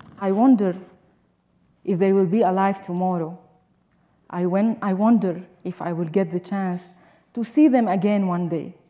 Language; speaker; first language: English; non-native, fluent; Arabic